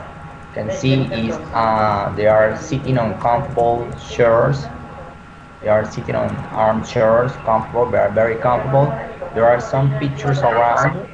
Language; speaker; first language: English; non-native, learner; Spanish